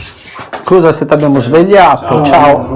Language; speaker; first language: Italian; native; Italian